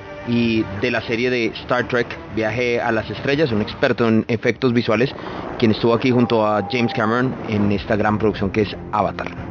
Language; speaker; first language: Spanish; native; Spanish